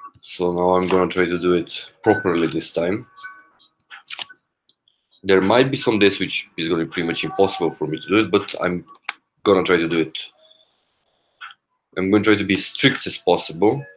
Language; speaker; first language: English; non-native, fluent; Korean